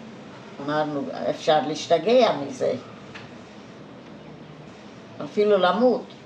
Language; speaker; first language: Hebrew; non-native, fluent; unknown